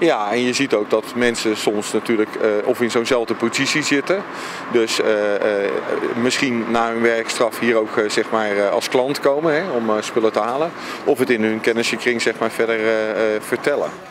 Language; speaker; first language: Dutch; native; Dutch